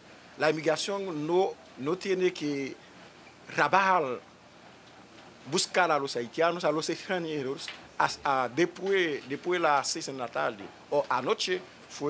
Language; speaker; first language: Spanish; non-native, learner; Haitian Creole